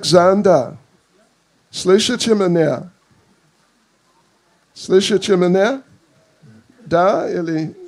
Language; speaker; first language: Russian; non-native, learner; English